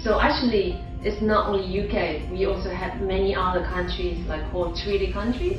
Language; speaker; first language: English; non-native, fluent; Vietnamese